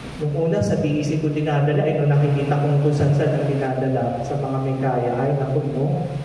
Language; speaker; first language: Filipino; non-native, local second language; Pampanga